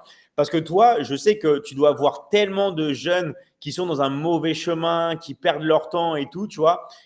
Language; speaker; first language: French; native; French